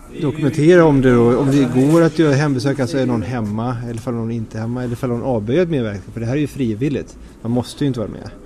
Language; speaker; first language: Swedish; native; Swedish